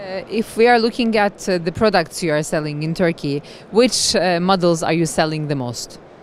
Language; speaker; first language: English; non-native, fluent; Turkish